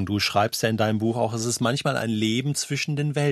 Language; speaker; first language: German; native; German